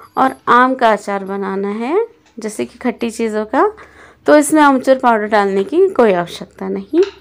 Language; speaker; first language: Hindi; native; Hindi